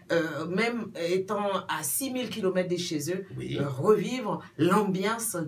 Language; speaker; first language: French; non-native, local second language; Baoulé